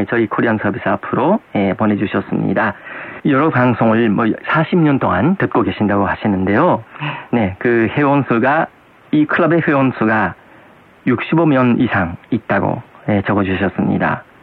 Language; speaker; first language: Korean; non-native, fluent; Japanese